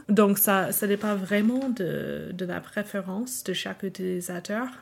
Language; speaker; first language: French; non-native, fluent; English